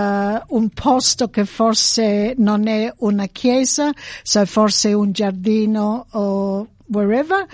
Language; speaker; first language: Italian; early bilingual, heritage; Italian